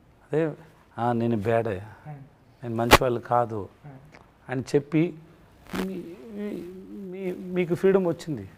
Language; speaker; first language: Telugu; non-native, learner; Tamil